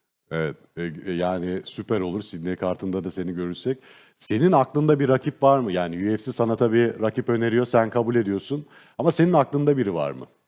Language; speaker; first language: Turkish; native; Turkish